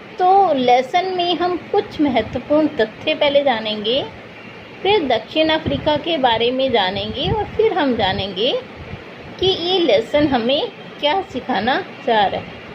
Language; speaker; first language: Hindi; native; Hindi